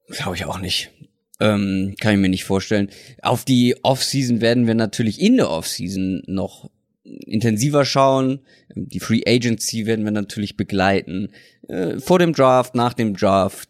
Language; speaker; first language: German; native; German